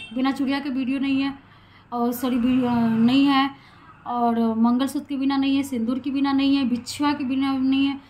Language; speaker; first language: Hindi; native; Hindi